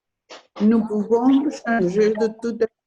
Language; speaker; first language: French; non-native, learner; Spanish